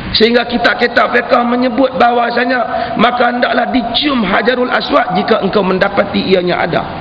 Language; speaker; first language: Malay; native; Malay